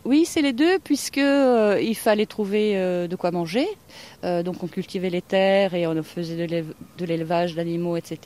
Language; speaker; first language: French; non-native, fluent; Norwegian